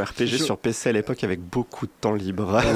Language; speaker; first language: French; native; French